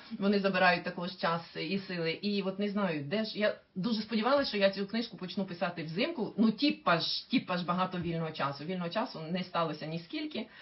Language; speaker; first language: Ukrainian; native; Ukrainian